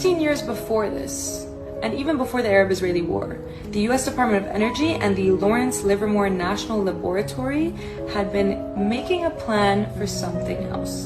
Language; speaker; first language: English; native; English